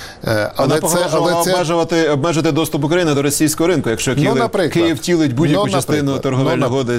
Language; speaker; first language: Ukrainian; native; Ukrainian